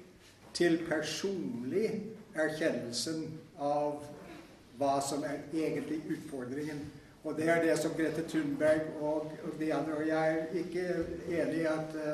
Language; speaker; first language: Norwegian; non-native, fluent; English